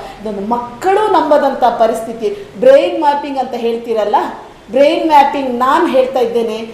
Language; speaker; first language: Kannada; native; Kannada